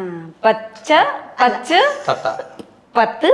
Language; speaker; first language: Malayalam; non-native, learner; Nepali